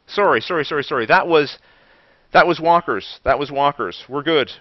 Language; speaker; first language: English; native; English